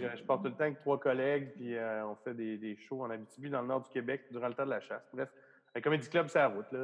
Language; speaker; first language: French; native; French